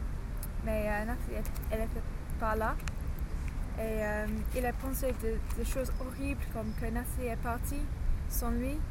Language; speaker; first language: French; non-native, learner; English